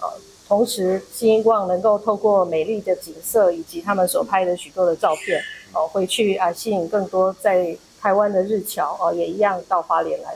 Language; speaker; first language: Chinese; native; Chinese